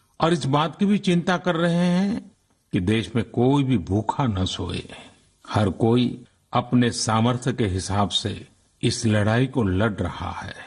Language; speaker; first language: Hindi; non-native, local second language; Gujarati